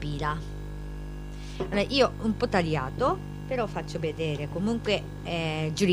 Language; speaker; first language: Italian; non-native, learner; Japanese